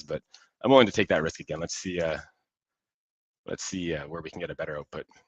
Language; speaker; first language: English; native; English